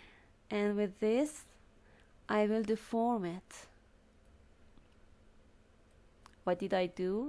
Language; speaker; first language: English; non-native, fluent; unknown